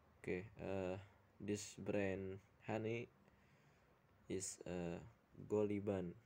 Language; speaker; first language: English; non-native, learner; Indonesian